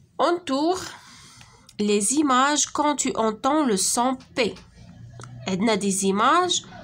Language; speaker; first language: French; non-native, local second language; Arabic